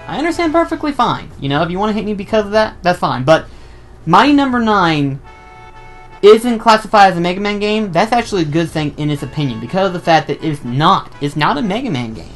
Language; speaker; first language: English; native; English